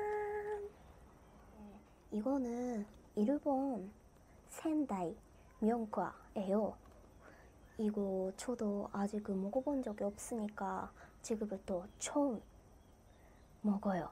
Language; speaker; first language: Korean; non-native, learner; Japanese